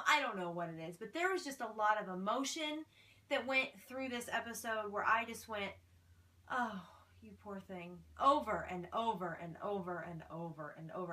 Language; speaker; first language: English; native; English